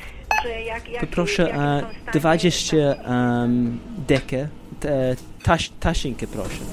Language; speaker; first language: Polish; non-native, learner; English